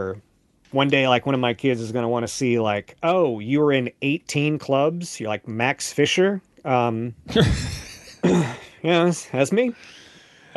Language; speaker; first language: English; native; English